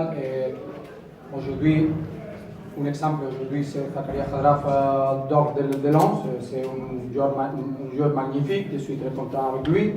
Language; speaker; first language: French; non-native, fluent; Spanish